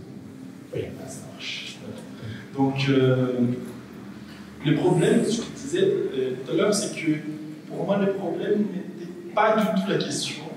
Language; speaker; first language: French; non-native, fluent; Portuguese